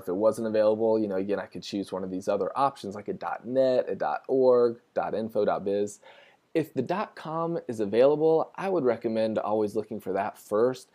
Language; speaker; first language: English; native; English